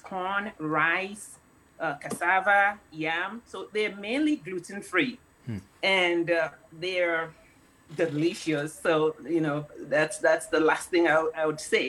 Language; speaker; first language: English; non-native, local second language; Yoruba